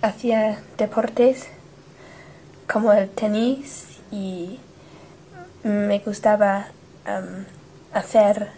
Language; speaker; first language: Spanish; non-native, learner; English